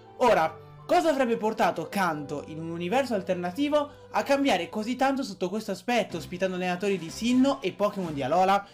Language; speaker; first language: Italian; native; Italian